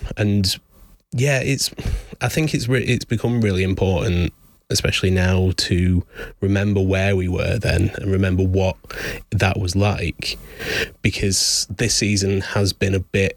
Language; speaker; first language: English; native; English